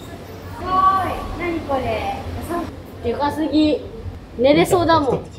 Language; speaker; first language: Japanese; native; Japanese